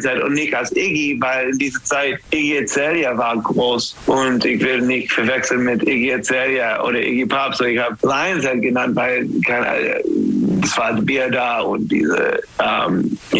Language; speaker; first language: German; non-native, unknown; English